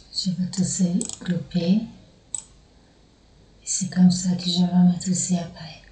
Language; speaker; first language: French; non-native, fluent; Portuguese